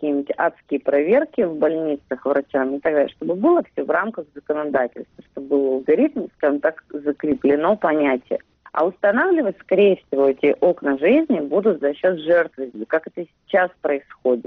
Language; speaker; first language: Russian; native; Russian